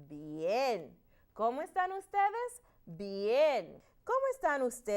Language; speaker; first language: Spanish; non-native, learner; English